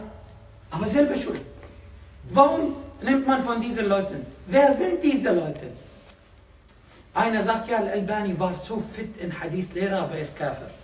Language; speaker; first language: German; non-native, fluent; Arabic